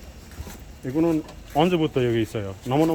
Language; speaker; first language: Korean; non-native, learner; Bangla